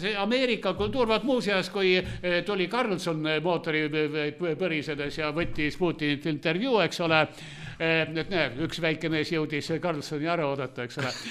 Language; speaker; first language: Estonian; non-native, local second language; Russian